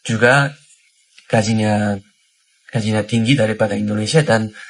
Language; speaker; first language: Indonesian; non-native, learner; Korean